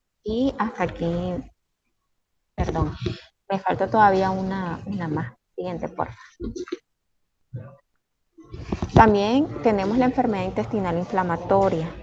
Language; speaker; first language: Spanish; native; Spanish